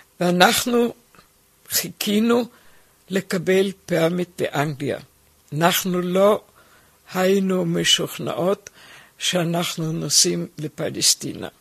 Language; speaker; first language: Hebrew; non-native, fluent; German